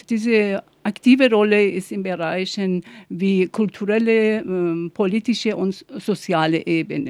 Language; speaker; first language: German; non-native, fluent; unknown